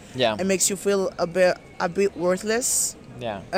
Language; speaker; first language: English; non-native, local second language; Spanish